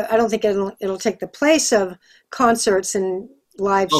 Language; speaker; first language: English; native; English